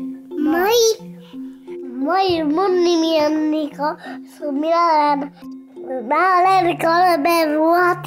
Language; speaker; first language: Finnish; early bilingual, heritage; Finnish